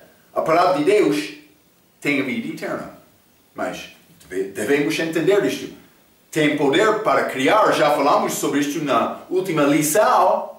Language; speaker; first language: Portuguese; non-native, fluent; English